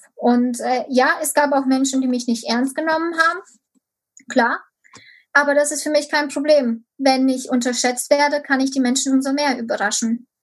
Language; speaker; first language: German; early bilingual, other home language; Romanian